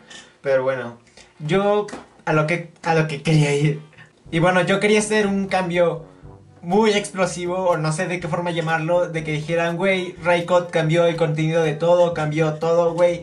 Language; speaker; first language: Spanish; native; Spanish